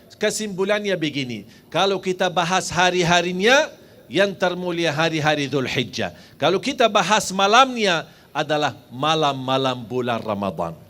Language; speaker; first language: Malay; non-native, fluent; Arabic